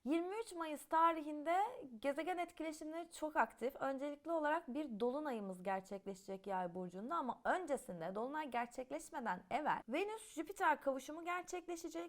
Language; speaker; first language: Turkish; native; Turkish